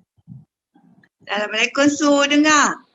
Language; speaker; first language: Malay; native; Malay